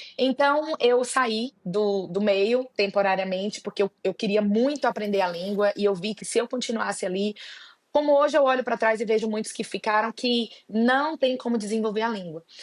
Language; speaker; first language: Portuguese; native; Portuguese